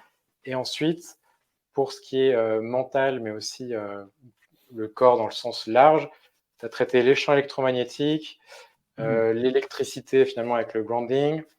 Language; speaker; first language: French; native; French